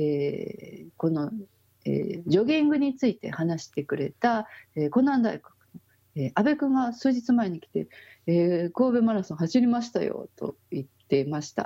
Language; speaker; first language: Japanese; native; Japanese